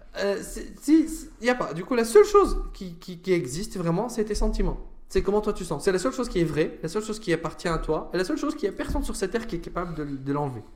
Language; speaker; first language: French; non-native, fluent; Arabic